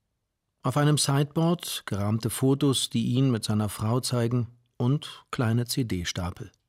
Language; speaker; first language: German; native; German